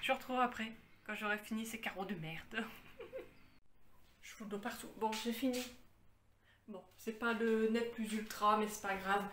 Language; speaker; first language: French; native; French